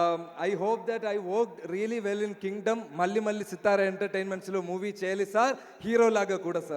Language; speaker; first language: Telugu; non-native, learner; Malayalam